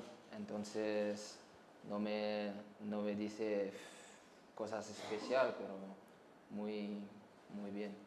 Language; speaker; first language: Spanish; non-native, fluent; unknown